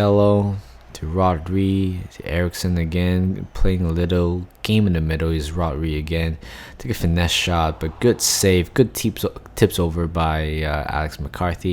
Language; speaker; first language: English; non-native, fluent; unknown